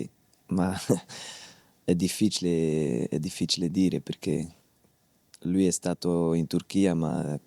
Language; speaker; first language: Italian; non-native, fluent; Dutch